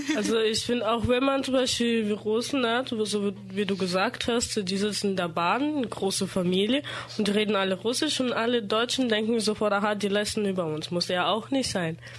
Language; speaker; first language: German; early bilingual, other home language; Russian